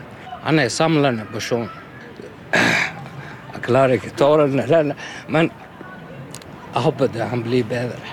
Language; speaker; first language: Norwegian; non-native, learner; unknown